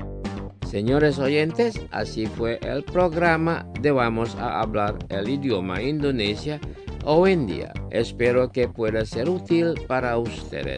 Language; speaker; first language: Spanish; non-native, fluent; Indonesian